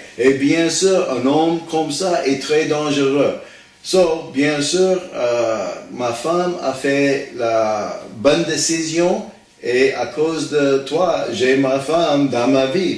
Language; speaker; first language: French; non-native, learner; English